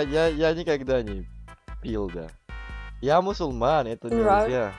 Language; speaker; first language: Russian; non-native, learner; Indonesian